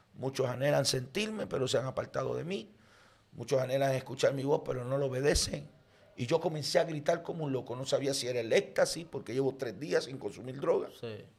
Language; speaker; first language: Spanish; native; Spanish